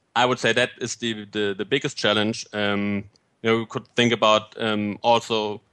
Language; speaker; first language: English; non-native, fluent; German